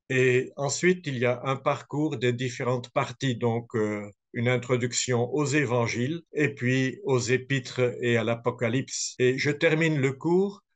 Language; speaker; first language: French; non-native, fluent; Dutch